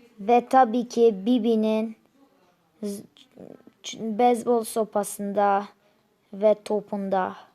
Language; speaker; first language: Turkish; native; Turkish